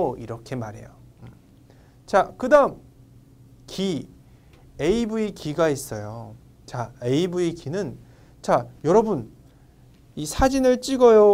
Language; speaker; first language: Korean; non-native, fluent; Vietnamese